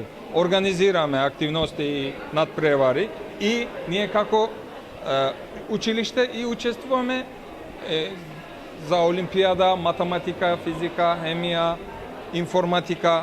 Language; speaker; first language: Macedonian; non-native, fluent; Turkish